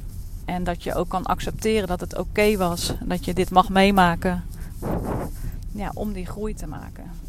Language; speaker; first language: Dutch; native; Dutch